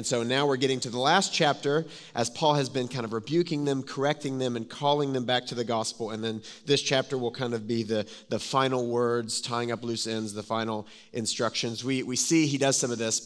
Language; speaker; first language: English; native; English